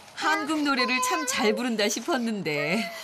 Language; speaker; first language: Korean; native; Korean